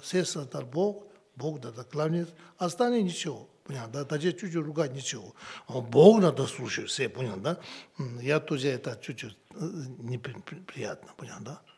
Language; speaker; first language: Russian; non-native, learner; Tibetan